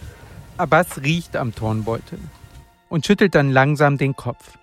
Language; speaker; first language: German; native; German